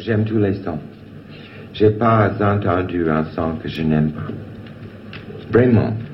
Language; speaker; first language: French; non-native, learner; English